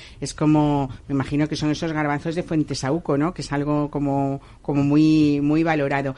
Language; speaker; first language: Spanish; native; Spanish